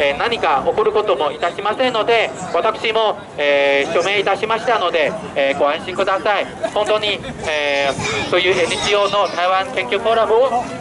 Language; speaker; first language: Japanese; non-native, fluent; Chinese